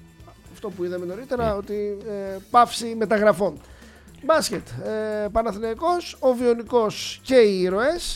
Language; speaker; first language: Greek; native; Greek